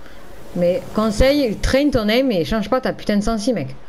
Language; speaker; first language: French; native; French